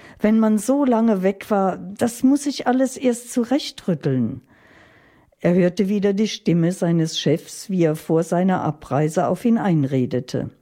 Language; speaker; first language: German; native; German